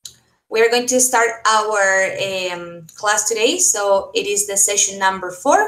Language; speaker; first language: English; non-native, fluent; Spanish